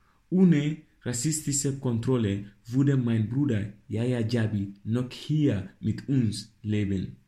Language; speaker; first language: German; non-native, learner; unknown